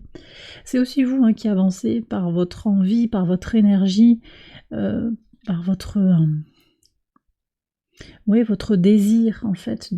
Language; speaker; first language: French; native; French